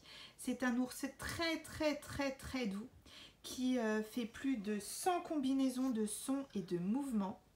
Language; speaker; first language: French; native; French